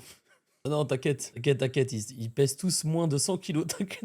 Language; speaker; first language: French; native; French